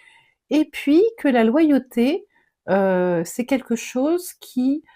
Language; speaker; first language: French; native; French